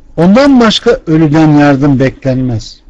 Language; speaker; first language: Turkish; native; Turkish